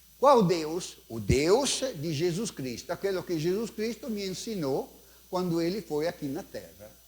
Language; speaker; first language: Portuguese; non-native, fluent; Italian